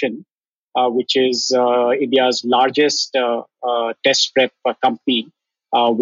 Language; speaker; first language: English; non-native, local second language; Hindi